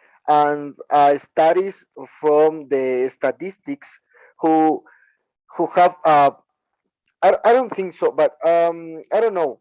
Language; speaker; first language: English; non-native, learner; Spanish